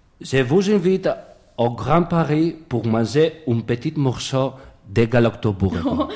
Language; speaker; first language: French; non-native, learner; Greek